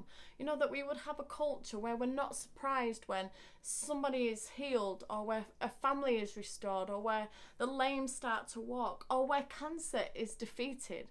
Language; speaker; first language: English; native; English